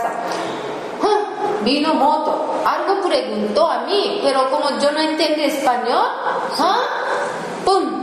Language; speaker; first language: Spanish; non-native, learner; Japanese